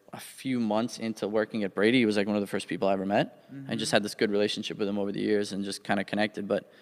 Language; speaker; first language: English; native; English